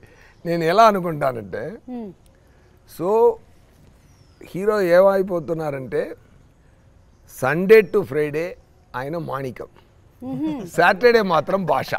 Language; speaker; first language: Telugu; non-native, fluent; Tamil